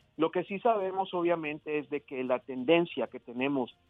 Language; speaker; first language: Spanish; early bilingual, heritage; Spanish